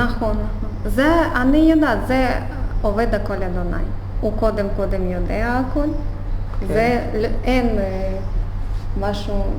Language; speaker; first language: Hebrew; non-native, learner; Ukrainian